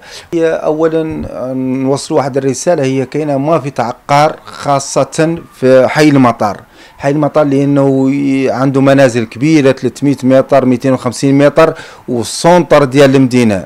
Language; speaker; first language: Arabic; native; Arabic